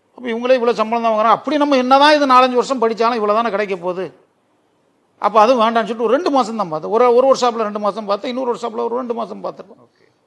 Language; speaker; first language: Tamil; native; Tamil